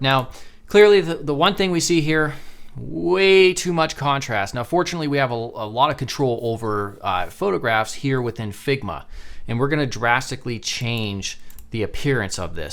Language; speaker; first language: English; native; English